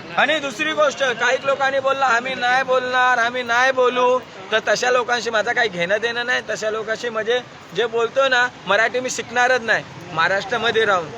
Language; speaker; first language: Marathi; non-native, local second language; Hindi